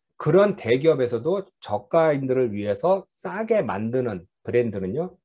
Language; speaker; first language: Korean; native; Korean